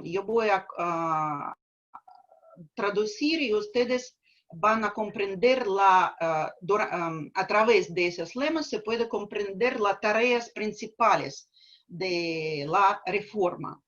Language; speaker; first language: Spanish; non-native, fluent; Russian